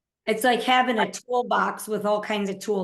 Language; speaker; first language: English; native; English